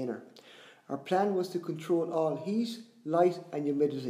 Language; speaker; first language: English; native; English